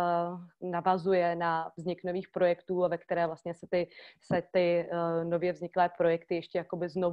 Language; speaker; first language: Czech; native; Czech